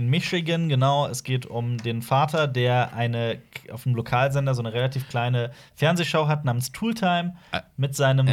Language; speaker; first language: German; native; German